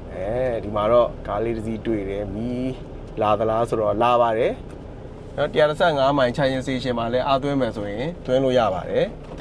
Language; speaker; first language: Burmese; native; Burmese